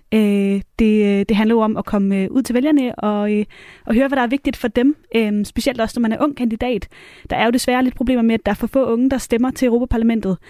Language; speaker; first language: Danish; native; Danish